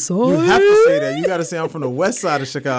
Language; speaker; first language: English; native; English